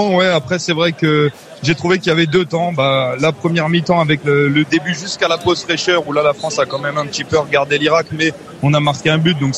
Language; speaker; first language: French; native; French